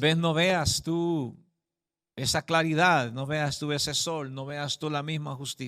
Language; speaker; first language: Spanish; native; Spanish